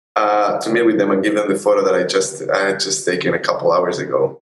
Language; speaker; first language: English; non-native, fluent; Spanish